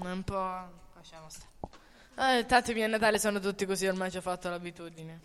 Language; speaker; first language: Italian; native; Italian